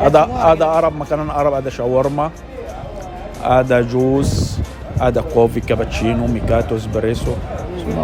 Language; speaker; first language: Indonesian; non-native, learner; Arabic